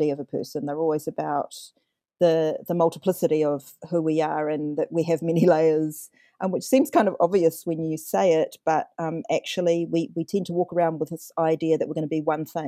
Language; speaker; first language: English; native; English